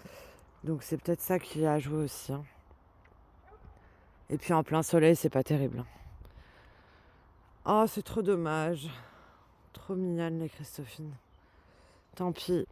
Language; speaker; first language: French; native; French